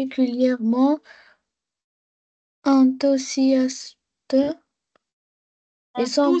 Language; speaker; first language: French; non-native, learner; Arabic